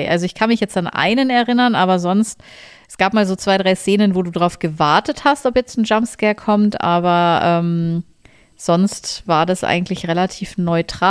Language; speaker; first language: German; native; German